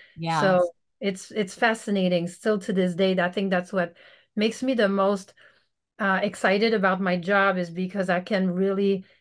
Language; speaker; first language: English; native; English